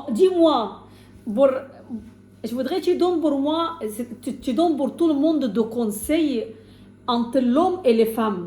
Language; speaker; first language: French; non-native, fluent; Arabic